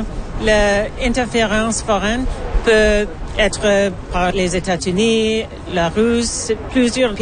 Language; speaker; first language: French; non-native, learner; English